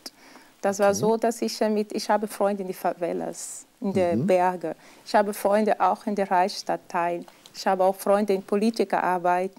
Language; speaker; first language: German; non-native, fluent; Portuguese